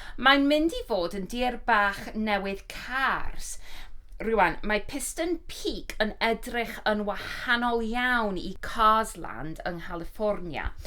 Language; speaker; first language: Welsh; non-native, learner; English